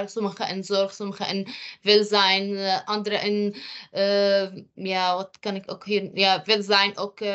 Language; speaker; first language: Dutch; non-native, fluent; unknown